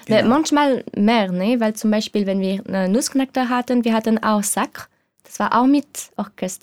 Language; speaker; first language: German; non-native, learner; French